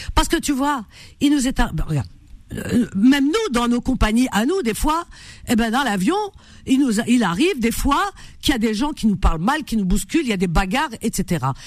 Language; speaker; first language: French; native; French